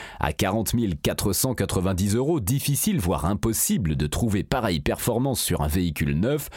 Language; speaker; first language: French; native; French